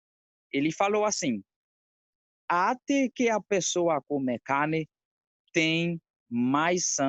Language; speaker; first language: Portuguese; non-native, fluent; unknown